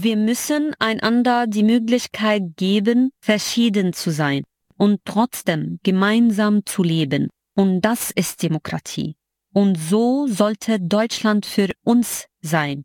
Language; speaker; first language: German; non-native, fluent; Arabic